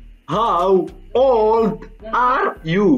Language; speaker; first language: English; non-native, learner; Arabic